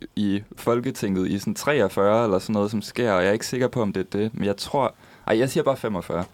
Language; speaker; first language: Danish; native; Danish